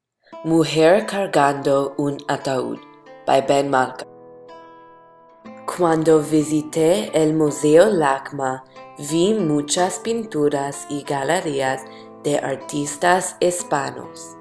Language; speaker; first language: Spanish; non-native, learner; English